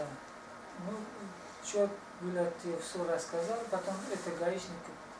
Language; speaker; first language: Russian; non-native, learner; Tajik